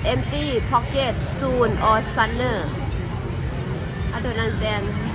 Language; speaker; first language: English; non-native, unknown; Thai